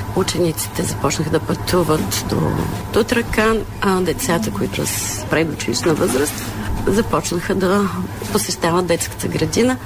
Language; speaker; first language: Bulgarian; non-native, local second language; Turkish